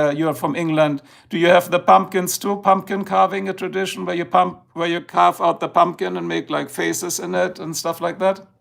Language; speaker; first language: English; non-native, fluent; German